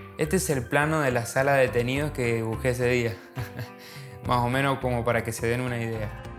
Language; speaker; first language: Spanish; native; Spanish